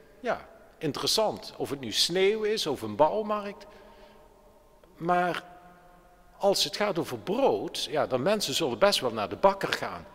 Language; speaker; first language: Dutch; native; Dutch